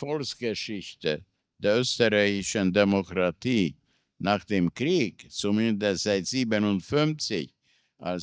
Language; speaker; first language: German; non-native, fluent; Hungarian